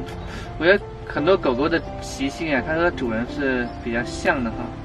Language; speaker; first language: Chinese; native; Chinese